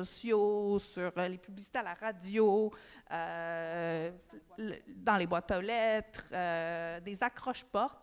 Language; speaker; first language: French; native; French